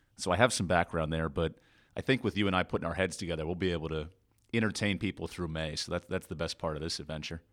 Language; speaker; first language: English; native; English